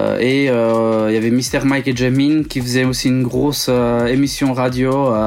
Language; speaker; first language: French; non-native, local second language; Italian